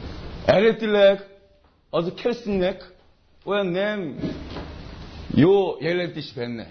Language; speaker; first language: Hungarian; non-native, learner; Korean